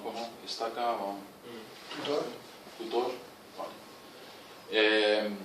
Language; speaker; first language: Spanish; non-native, fluent; German